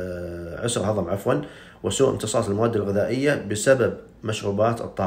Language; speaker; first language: Arabic; native; Arabic